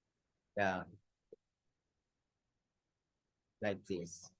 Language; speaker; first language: English; non-native, learner; Japanese